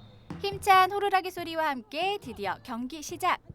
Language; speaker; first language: Korean; native; Korean